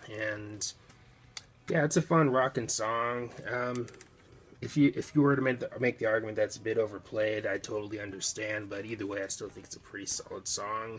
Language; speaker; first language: English; native; English